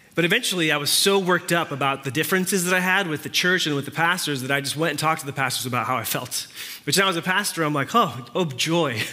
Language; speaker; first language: English; early bilingual, other home language; Spanish